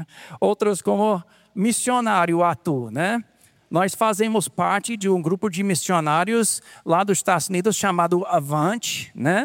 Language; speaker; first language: Portuguese; non-native, fluent; English